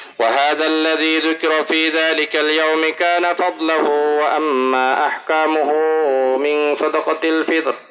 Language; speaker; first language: Arabic; non-native, fluent; Bangla